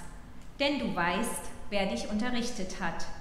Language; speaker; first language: German; native; German